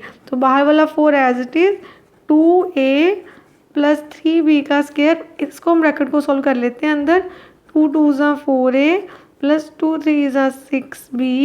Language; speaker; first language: Hindi; native; Hindi